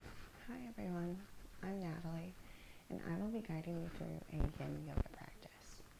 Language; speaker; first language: English; native; English